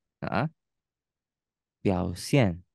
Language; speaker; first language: Chinese; non-native, fluent; Indonesian